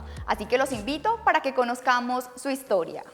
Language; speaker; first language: Spanish; native; Spanish